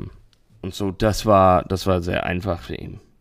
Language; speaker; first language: German; non-native, learner; English